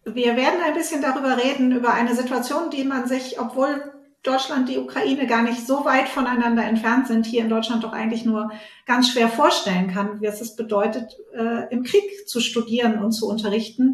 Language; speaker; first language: German; native; German